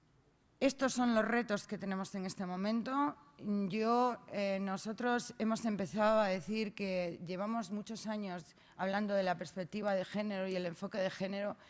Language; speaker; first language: Spanish; native; Spanish